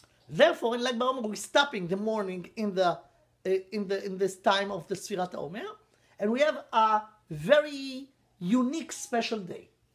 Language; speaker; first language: English; non-native, fluent; Hebrew